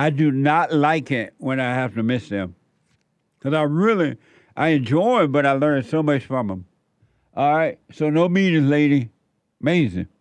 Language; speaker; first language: English; native; English